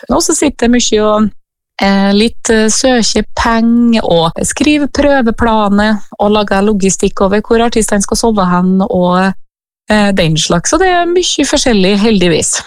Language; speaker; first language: Norwegian; native; Norwegian